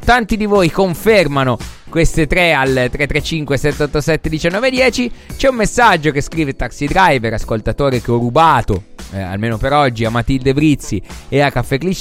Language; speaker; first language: Italian; native; Italian